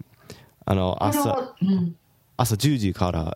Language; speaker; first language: Japanese; non-native, learner; English